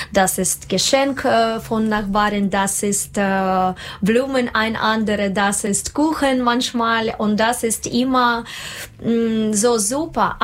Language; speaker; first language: German; non-native, learner; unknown